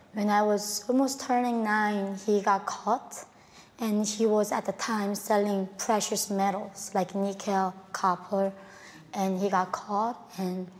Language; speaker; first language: English; non-native, fluent; Korean